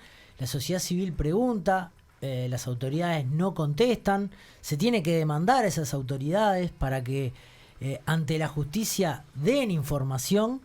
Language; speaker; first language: Spanish; native; Spanish